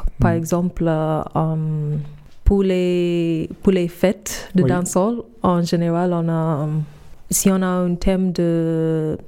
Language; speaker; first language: French; non-native, fluent; English